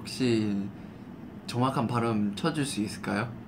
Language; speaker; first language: Korean; non-native, fluent; English